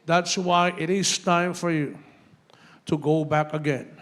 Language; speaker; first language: English; non-native, local second language; Filipino